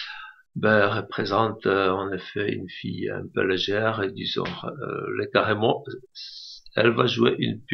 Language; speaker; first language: French; non-native, fluent; Czech